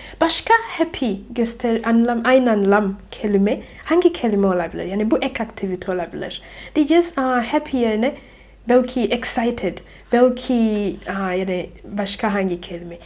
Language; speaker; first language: Turkish; non-native, learner; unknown